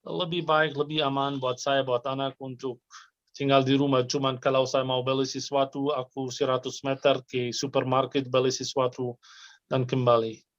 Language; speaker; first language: Indonesian; non-native, fluent; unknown